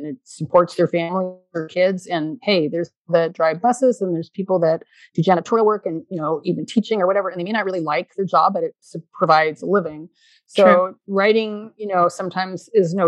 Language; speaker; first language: English; native; English